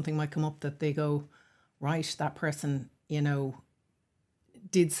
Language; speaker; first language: English; native; English